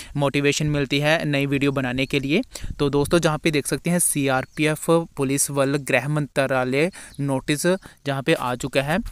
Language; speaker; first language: Hindi; non-native, local second language; Punjabi